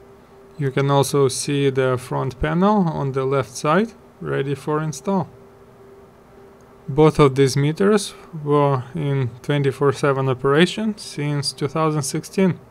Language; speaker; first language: English; non-native, fluent; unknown